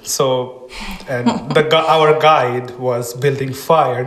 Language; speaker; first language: English; non-native, local second language; Hindi